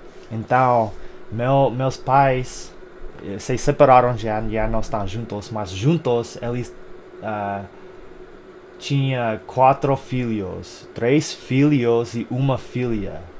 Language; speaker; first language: Portuguese; non-native, fluent; English